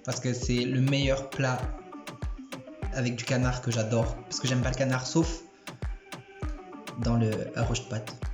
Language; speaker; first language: French; early bilingual, other home language; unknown